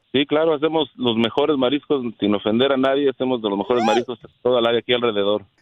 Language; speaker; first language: Spanish; native; Spanish